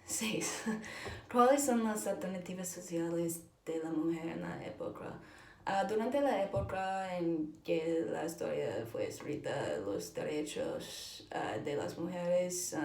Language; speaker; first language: Spanish; non-native, learner; English